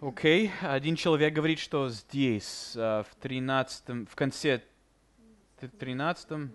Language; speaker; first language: Russian; non-native, fluent; English